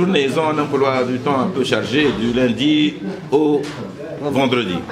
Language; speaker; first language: French; non-native, local second language; Arabic